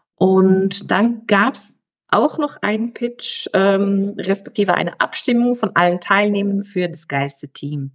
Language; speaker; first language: German; early bilingual, other home language; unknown